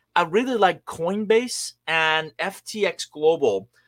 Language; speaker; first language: English; non-native, fluent; Persian